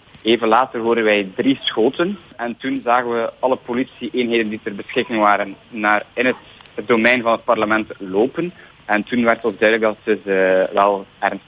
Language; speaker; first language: Dutch; native; Dutch